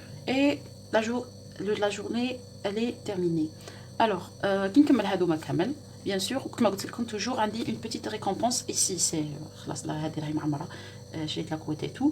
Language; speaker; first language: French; non-native, local second language; Arabic